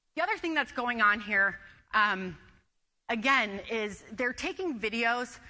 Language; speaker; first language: English; native; English